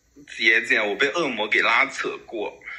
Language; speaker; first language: Chinese; native; Chinese